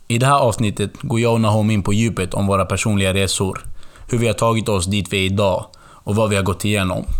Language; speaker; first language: Swedish; early bilingual, other home language; Kurdish